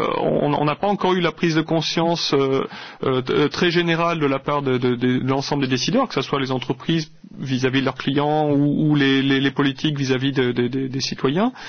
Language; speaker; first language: French; native; French